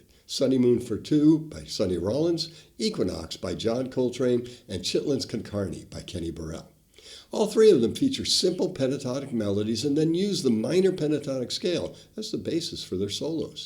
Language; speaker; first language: English; native; English